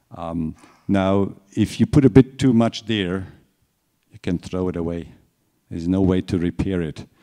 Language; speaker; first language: English; non-native, fluent; German